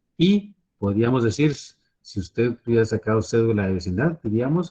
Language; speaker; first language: Spanish; native; Spanish